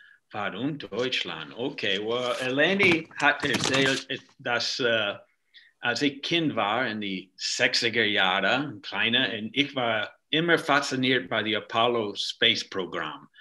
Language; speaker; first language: German; non-native, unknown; English